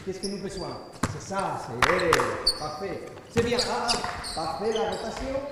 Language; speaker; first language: French; non-native, learner; Spanish